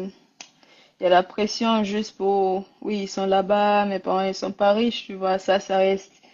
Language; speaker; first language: French; non-native, learner; Rundi